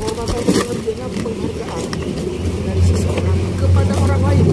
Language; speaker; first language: Indonesian; native; Indonesian